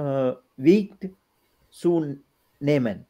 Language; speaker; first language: German; non-native, learner; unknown